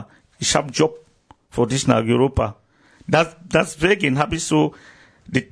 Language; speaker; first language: German; non-native, learner; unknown